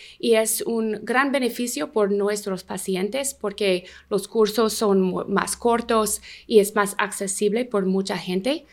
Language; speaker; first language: Spanish; non-native, learner; English